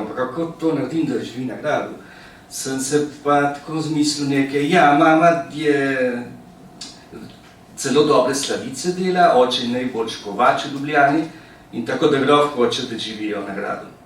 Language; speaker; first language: Slovenian; early bilingual, heritage; Slovenian